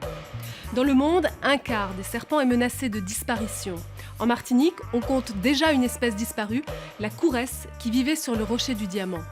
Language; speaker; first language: French; native; French